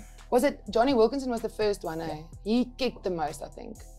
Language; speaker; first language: English; non-native, local second language; Afrikaans